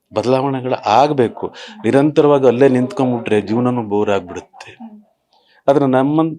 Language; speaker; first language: Kannada; native; Kannada